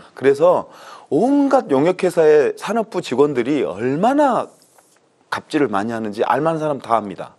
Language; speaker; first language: Korean; native; Korean